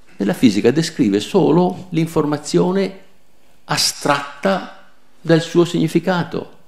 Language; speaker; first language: Italian; non-native, local second language; Venetian